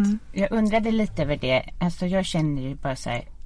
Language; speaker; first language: Swedish; native; Swedish